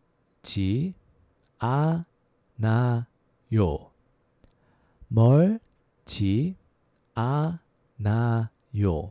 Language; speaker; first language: Korean; non-native, fluent; English